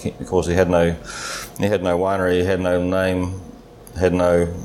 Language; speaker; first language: English; native; English